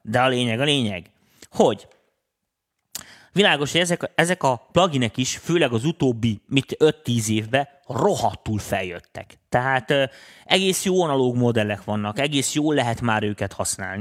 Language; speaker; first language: Hungarian; native; Hungarian